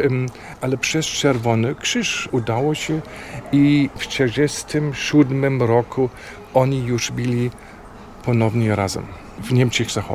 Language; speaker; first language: Polish; non-native, fluent; German